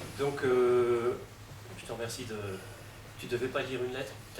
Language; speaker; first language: French; native; French